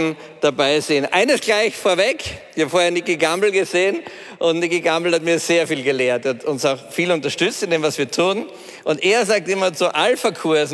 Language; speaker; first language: German; native; German